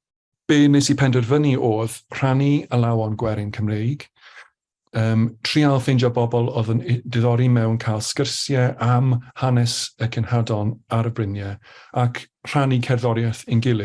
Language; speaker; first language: Welsh; native; Welsh